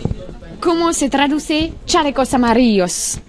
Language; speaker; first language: Spanish; non-native, learner; French